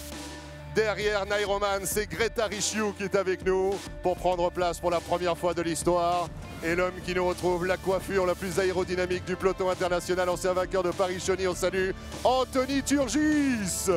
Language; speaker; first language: French; native; French